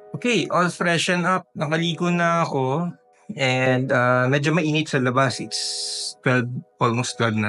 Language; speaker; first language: Filipino; native; Filipino